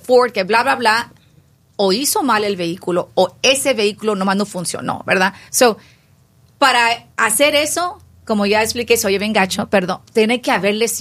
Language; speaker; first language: Spanish; early bilingual, heritage; Spanish